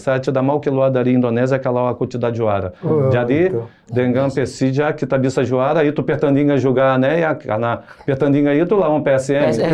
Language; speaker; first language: Indonesian; non-native, fluent; Portuguese